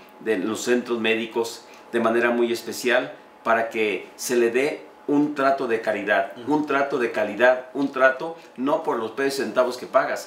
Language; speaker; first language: Spanish; native; Spanish